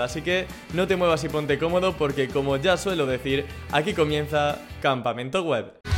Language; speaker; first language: Spanish; native; Spanish